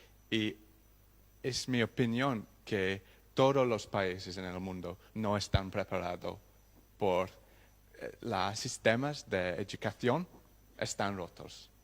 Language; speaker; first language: Spanish; non-native, learner; English